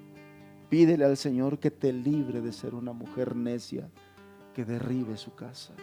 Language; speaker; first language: Spanish; native; Spanish